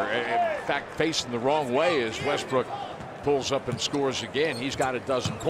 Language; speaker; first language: English; native; English